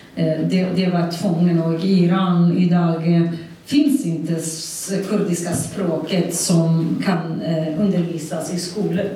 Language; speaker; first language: Swedish; non-native, fluent; Central Kurdish